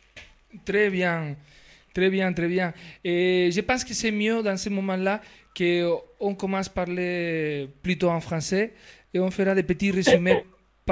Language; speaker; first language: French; non-native, fluent; Spanish